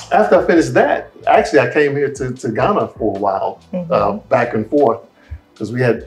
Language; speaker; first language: English; native; English